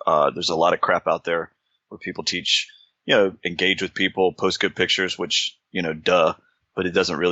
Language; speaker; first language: English; native; English